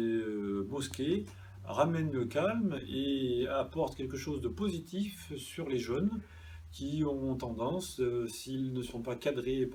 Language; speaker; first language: French; native; French